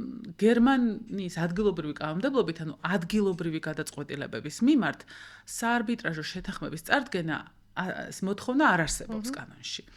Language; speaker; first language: Georgian; native; Georgian